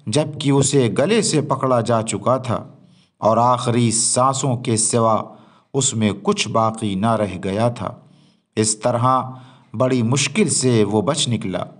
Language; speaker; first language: Hindi; native; Hindi